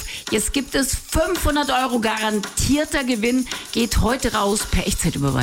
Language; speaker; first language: German; native; German